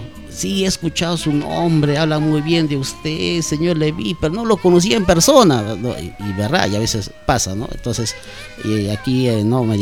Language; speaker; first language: Spanish; native; Spanish